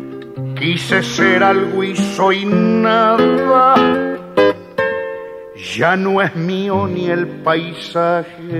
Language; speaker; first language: Spanish; native; Spanish